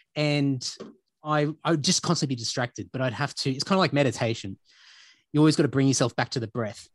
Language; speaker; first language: English; native; English